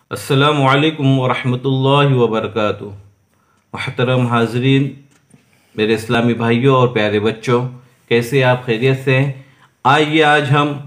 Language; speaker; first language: Urdu; non-native, local second language; Punjabi